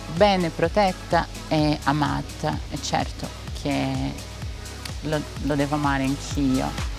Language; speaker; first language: Italian; non-native, fluent; Portuguese